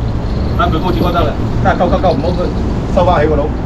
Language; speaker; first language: Chinese; native; Chinese